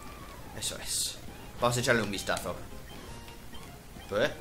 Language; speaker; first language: Spanish; native; Spanish